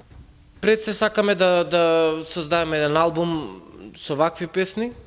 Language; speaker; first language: Macedonian; native; Macedonian